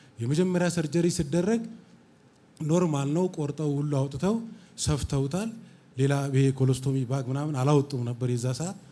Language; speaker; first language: Amharic; native; Amharic